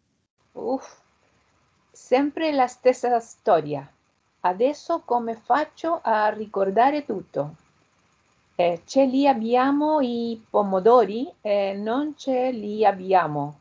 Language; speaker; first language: Italian; non-native, learner; Spanish